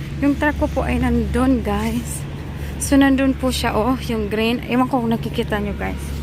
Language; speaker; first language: Filipino; non-native, local second language; Waray